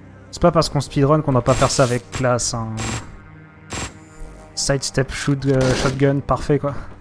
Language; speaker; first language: French; native; French